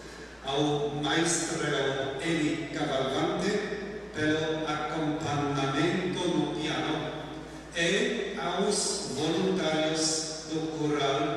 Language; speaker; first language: Portuguese; non-native, learner; English